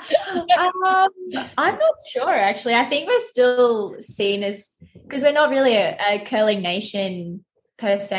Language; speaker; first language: English; native; English